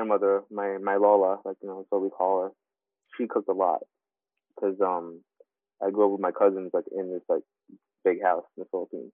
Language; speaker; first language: English; native; English